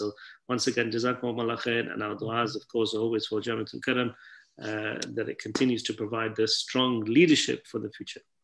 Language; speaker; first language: English; early bilingual, other home language; Urdu